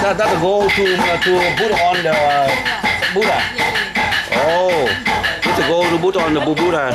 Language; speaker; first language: English; non-native, learner; Vietnamese